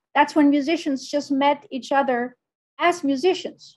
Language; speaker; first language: English; non-native, fluent; Arabic